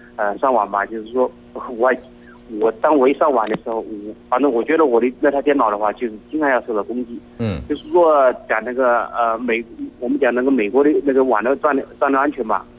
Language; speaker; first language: Chinese; native; Chinese